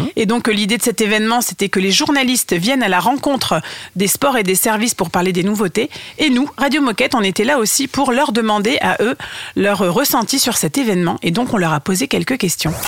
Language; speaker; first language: French; native; French